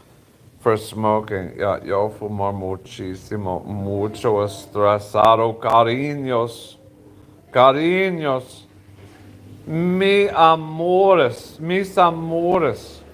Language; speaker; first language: Spanish; non-native, learner; English